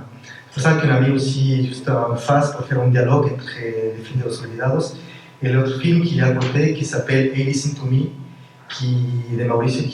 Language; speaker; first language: French; non-native, fluent; Spanish